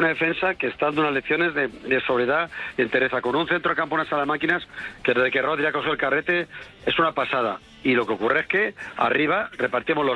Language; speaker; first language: Spanish; native; Spanish